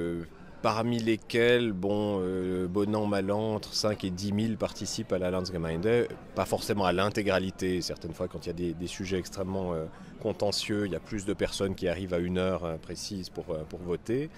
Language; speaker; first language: French; native; French